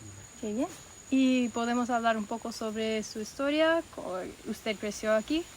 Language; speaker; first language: Spanish; non-native, learner; English